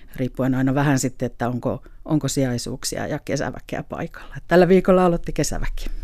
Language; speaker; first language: Finnish; native; Finnish